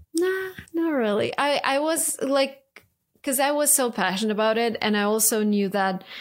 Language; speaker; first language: English; non-native, fluent; Russian